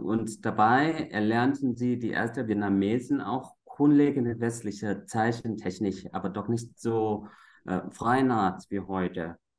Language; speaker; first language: German; non-native, fluent; Vietnamese